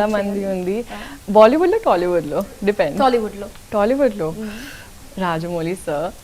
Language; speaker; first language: Telugu; non-native, local second language; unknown